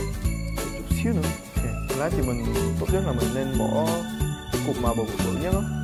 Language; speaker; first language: Vietnamese; non-native, fluent; Korean